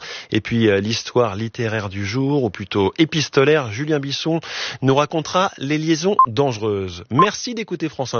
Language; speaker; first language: French; native; French